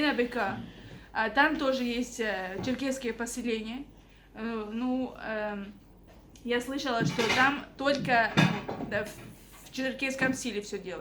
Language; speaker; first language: Russian; native; Russian